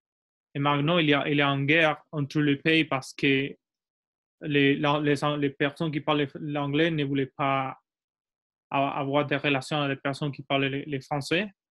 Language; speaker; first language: French; non-native, learner; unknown